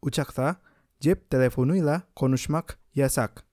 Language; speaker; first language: Turkish; non-native, fluent; Indonesian